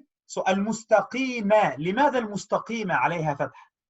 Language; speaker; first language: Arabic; non-native, fluent; English